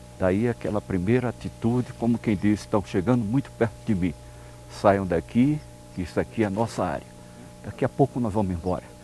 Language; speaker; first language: Portuguese; native; Portuguese